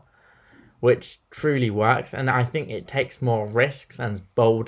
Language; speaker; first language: English; native; English